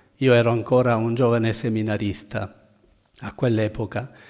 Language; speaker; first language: Italian; native; Italian